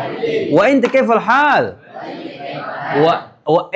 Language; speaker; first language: Arabic; non-native, fluent; Indonesian